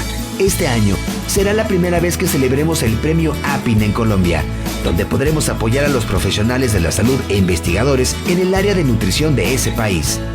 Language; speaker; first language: Spanish; native; Spanish